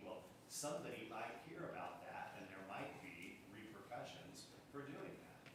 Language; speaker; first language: English; native; English